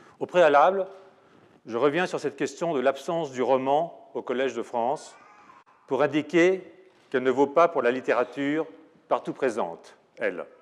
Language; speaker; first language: French; native; French